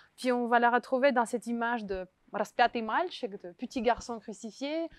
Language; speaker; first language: French; non-native, fluent; Russian